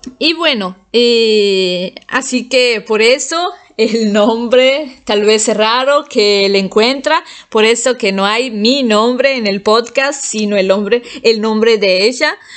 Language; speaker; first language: Spanish; non-native, fluent; Italian